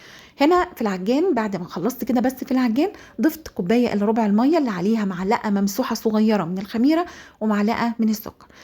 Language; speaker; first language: Arabic; native; Arabic